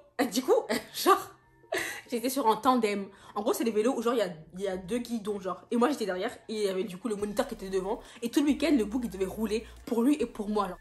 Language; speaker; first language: French; native; French